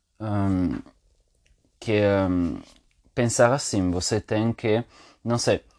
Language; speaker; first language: Portuguese; non-native, learner; Spanish